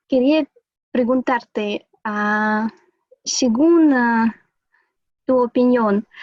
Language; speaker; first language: Spanish; non-native, fluent; Russian